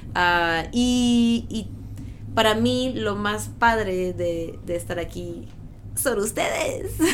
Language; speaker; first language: Spanish; non-native, fluent; French